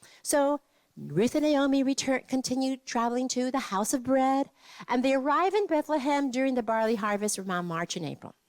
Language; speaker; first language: English; native; English